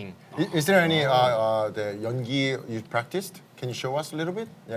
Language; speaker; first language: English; non-native, learner; Korean